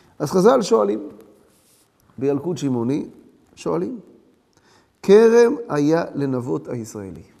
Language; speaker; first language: Hebrew; early bilingual, other home language; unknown